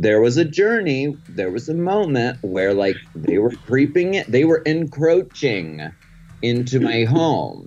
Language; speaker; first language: English; native; English